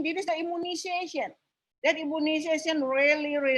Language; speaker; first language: English; non-native, local second language; Indonesian